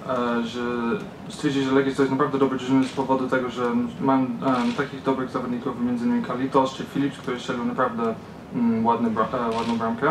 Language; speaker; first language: Polish; early bilingual, heritage; Polish